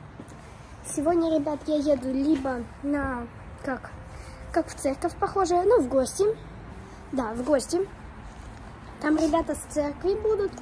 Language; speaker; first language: Russian; early bilingual, heritage; Russian